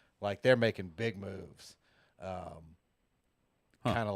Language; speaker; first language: English; native; English